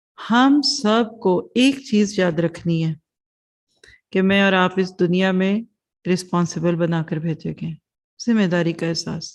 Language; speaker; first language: Urdu; non-native, local second language; Punjabi